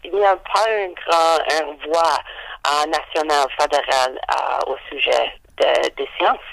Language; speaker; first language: French; non-native, learner; English